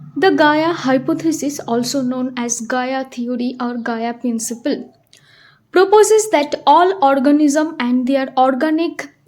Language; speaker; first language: English; non-native, local second language; Bangla